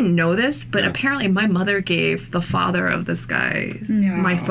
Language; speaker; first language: English; native; English